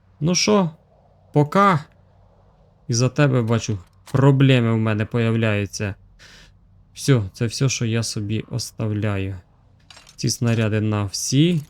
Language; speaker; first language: Ukrainian; native; Ukrainian